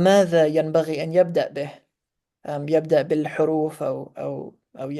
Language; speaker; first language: Arabic; non-native, fluent; English